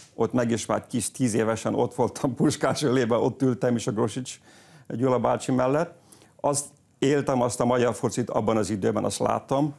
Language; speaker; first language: Hungarian; early bilingual, heritage; Portuguese